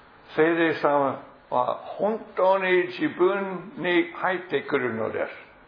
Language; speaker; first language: Japanese; non-native, fluent; English